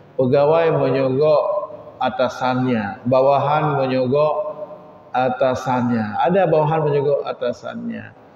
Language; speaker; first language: Malay; non-native, local second language; Achinese